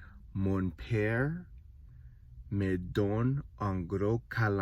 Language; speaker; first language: French; non-native, learner; English